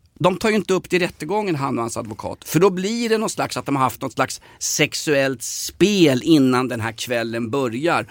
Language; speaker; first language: Swedish; native; Swedish